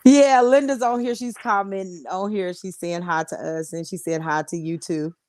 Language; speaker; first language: English; native; English